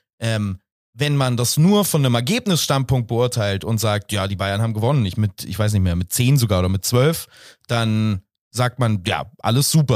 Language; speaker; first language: German; native; German